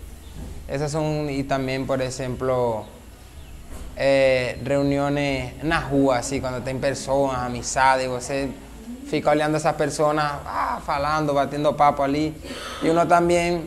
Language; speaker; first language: Portuguese; non-native, learner; Spanish